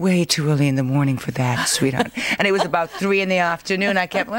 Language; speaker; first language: English; native; English